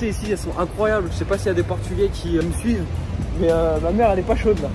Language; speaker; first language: French; native; French